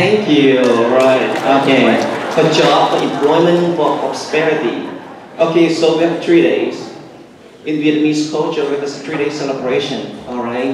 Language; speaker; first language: English; non-native, fluent; Vietnamese